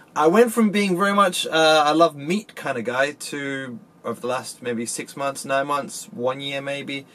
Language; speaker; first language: English; native; English